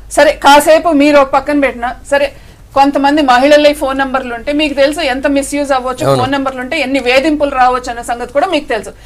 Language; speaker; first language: Telugu; native; Telugu